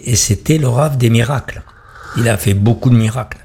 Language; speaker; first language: French; native; French